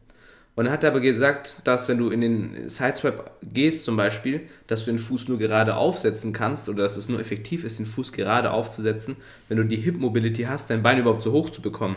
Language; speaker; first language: German; native; German